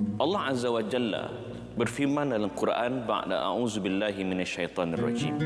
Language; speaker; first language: Malay; native; Malay